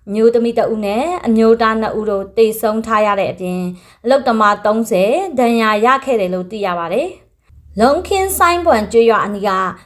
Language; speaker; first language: Burmese; native; Burmese